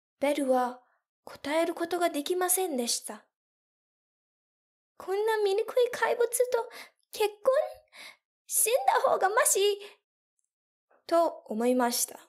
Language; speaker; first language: Japanese; non-native, fluent; English